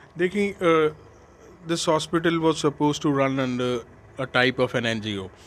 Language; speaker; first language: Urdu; non-native, local second language; Sindhi